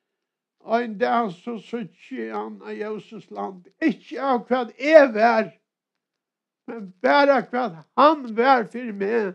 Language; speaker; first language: Swedish; non-native, learner; Faroese